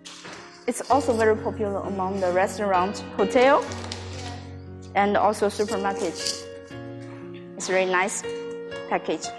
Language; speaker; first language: English; non-native, learner; Chinese